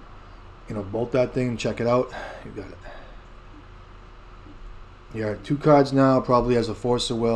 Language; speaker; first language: English; native; English